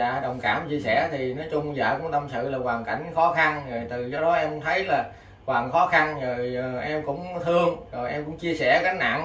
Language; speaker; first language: Vietnamese; native; Vietnamese